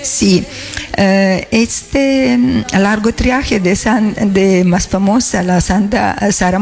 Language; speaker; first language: Spanish; non-native, learner; Croatian